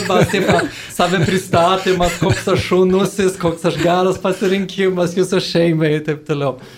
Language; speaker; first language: Lithuanian; non-native, fluent; Swedish